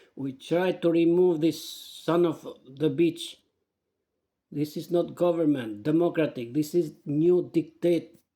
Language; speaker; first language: English; non-native, learner; Albanian